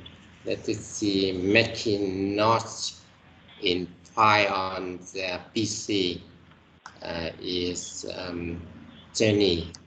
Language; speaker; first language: English; non-native, learner; Vietnamese